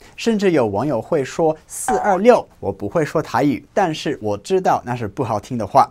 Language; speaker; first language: Chinese; non-native, fluent; English